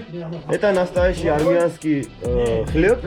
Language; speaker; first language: Russian; non-native, learner; Georgian